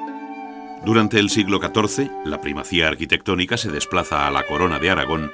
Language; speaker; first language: Spanish; native; Spanish